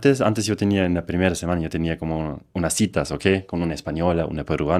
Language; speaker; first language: Spanish; non-native, fluent; German